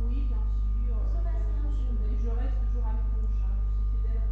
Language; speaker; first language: French; non-native, fluent; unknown